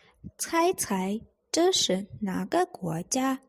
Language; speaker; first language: Chinese; non-native, fluent; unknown